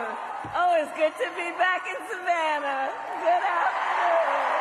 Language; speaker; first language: English; native; English